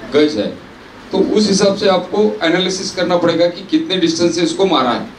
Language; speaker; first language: Hindi; non-native, local second language; Marathi